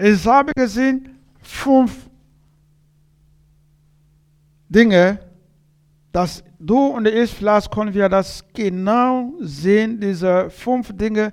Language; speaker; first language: German; non-native, learner; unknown